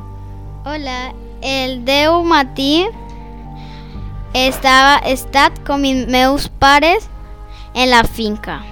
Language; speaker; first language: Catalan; non-native, learner; Spanish